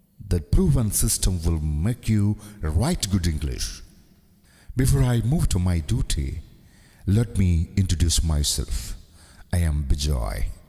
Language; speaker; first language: English; non-native, local second language; Malayalam